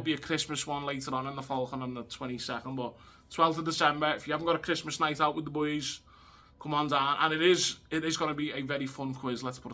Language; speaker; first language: English; native; English